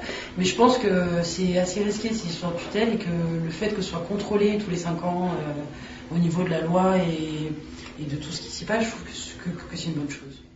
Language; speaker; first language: French; native; French